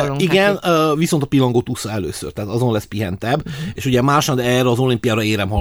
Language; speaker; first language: Hungarian; native; Hungarian